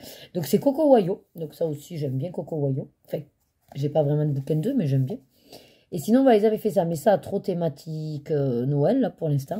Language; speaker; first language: French; native; French